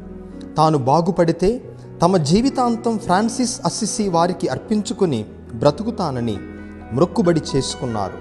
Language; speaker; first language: Telugu; native; Telugu